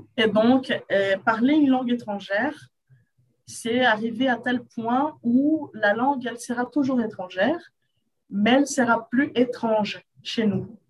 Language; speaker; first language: French; non-native, fluent; Portuguese